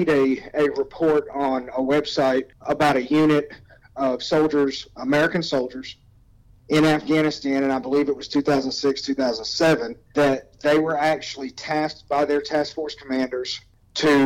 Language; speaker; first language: English; native; English